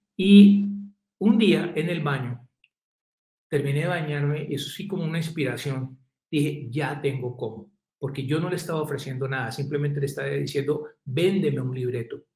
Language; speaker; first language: Spanish; native; Spanish